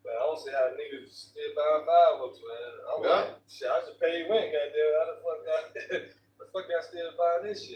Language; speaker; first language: English; native; English